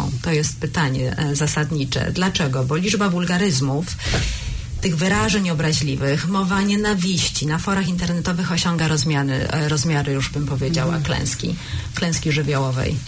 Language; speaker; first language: Polish; native; Polish